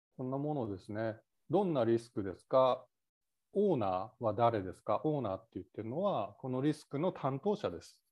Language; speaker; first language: Japanese; native; Japanese